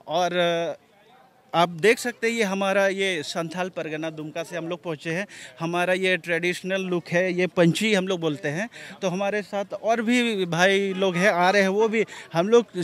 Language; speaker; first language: Hindi; native; Hindi